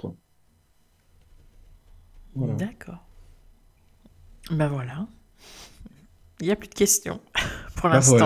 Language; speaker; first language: French; native; French